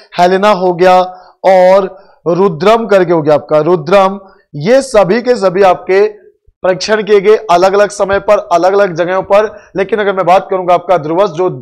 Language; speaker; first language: Hindi; native; Hindi